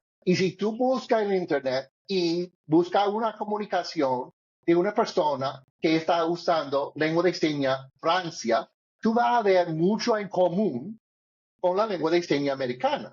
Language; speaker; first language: Spanish; non-native, learner; English